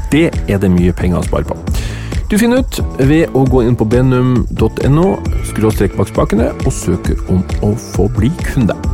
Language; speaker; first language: Norwegian; native; Norwegian